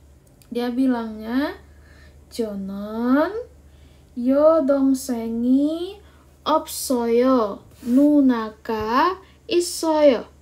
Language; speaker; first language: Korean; non-native, learner; Indonesian